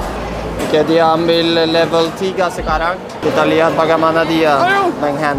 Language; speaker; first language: Indonesian; non-native, fluent; Norwegian